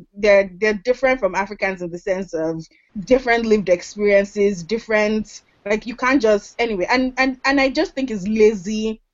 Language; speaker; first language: English; non-native, local second language; Yoruba